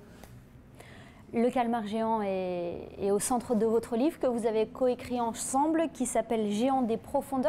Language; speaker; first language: French; native; French